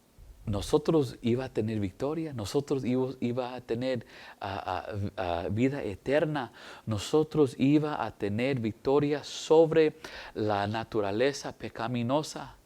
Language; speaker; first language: Spanish; early bilingual, heritage; English